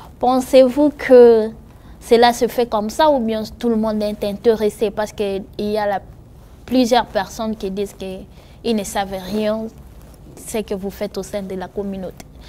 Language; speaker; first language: French; non-native, local second language; Lingala